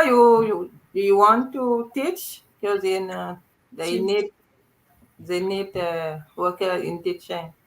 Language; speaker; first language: English; non-native, learner; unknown